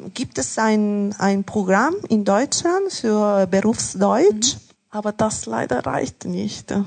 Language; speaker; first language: German; non-native, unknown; Italian